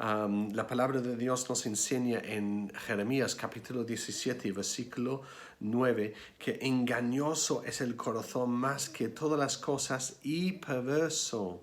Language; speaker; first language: Spanish; non-native, fluent; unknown